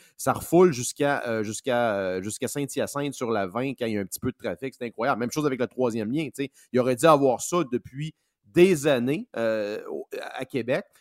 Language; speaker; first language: French; native; French